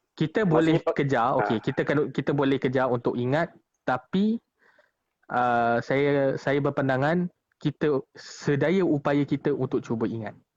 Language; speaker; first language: Malay; non-native, local second language; Chinese